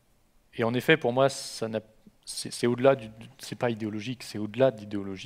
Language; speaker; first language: French; native; French